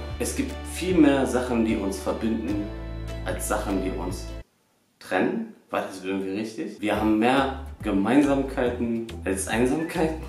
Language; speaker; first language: German; early bilingual, other home language; Albanian